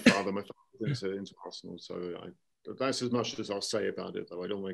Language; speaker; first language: English; native; English